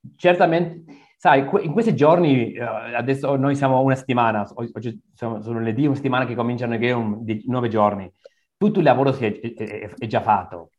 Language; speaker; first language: Italian; non-native, learner; Spanish